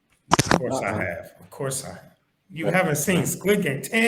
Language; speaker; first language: English; native; English